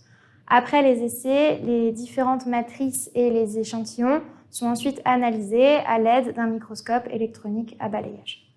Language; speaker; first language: French; native; French